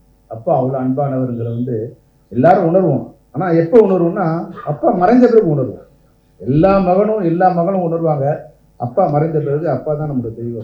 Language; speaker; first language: Tamil; native; Tamil